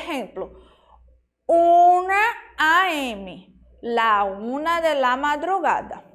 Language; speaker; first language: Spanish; non-native, fluent; Portuguese